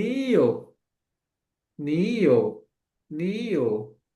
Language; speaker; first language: Chinese; non-native, learner; Indonesian